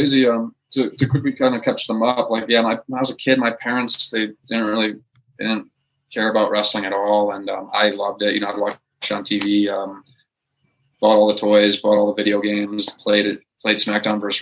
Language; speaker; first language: English; native; English